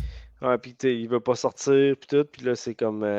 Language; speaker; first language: French; native; French